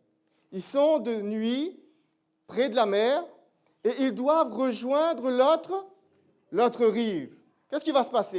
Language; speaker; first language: French; native; French